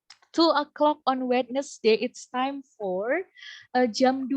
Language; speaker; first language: English; non-native, fluent; Indonesian